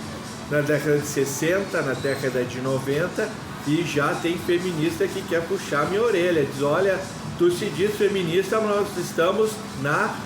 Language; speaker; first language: Portuguese; native; Portuguese